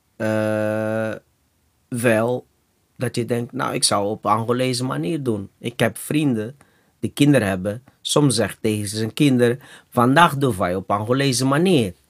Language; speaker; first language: Dutch; non-native, fluent; Portuguese